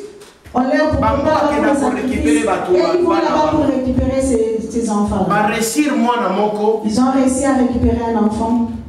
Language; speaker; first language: French; non-native, local second language; Lingala